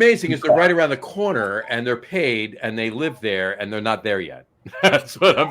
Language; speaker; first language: English; native; English